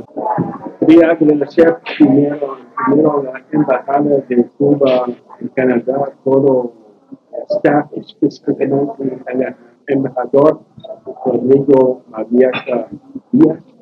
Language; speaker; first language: Spanish; non-native, learner; English